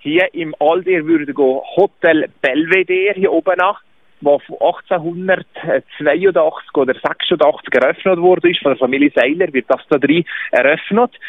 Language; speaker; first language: German; native; German